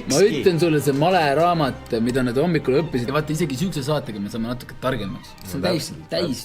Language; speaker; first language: Estonian; native; Estonian